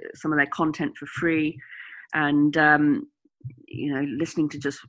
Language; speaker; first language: English; native; English